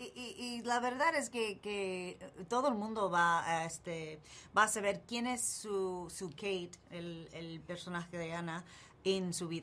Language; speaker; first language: Spanish; non-native, fluent; English